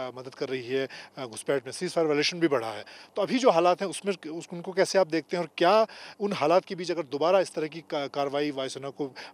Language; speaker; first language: Hindi; native; Hindi